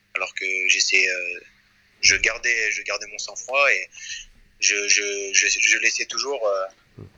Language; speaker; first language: French; early bilingual, other home language; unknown